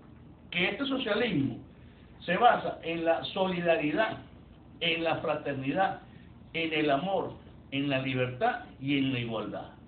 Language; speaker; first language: Spanish; native; Spanish